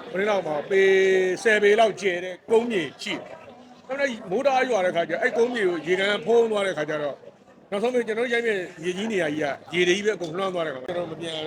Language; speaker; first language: Burmese; native; Burmese